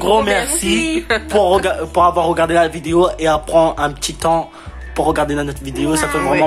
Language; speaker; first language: French; native; French